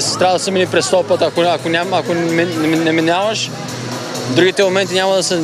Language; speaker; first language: Bulgarian; native; Bulgarian